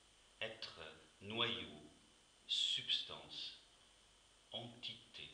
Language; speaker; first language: French; native; French